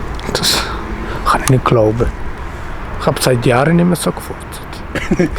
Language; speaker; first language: German; non-native, fluent; Spanish